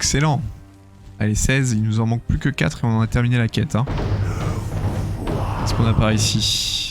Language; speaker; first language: French; native; French